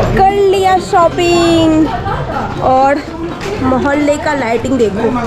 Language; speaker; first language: Hindi; non-native, local second language; Bangla